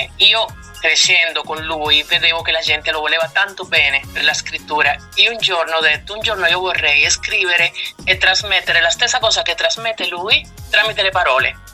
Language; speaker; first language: Italian; non-native, fluent; Spanish